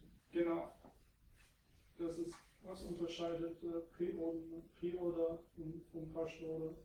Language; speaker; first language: German; non-native, fluent; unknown